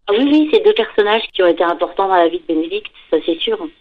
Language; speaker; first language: French; native; French